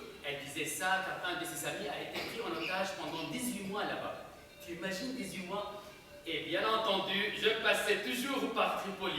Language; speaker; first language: French; non-native, local second language; Arabic